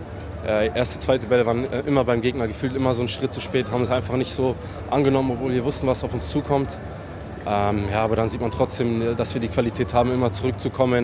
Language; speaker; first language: German; native; German